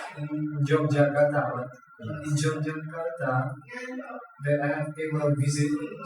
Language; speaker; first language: English; non-native, learner; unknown